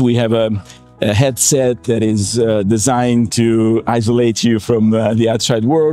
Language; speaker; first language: English; non-native, fluent; Italian